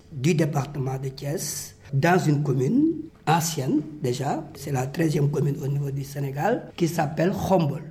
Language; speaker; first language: French; non-native, local second language; Wolof